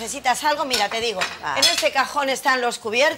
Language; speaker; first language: Spanish; native; Spanish